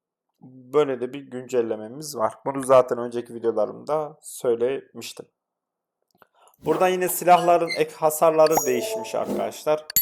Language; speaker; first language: Turkish; native; Turkish